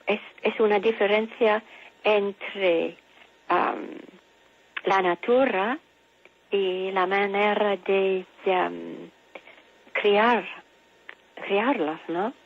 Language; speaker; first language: Spanish; non-native, fluent; English